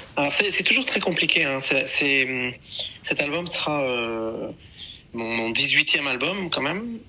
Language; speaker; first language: French; native; French